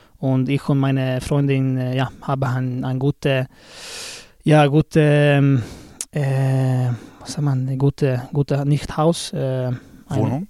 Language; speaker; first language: German; non-native, learner; Swedish